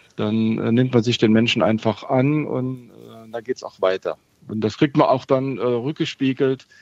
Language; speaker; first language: German; native; German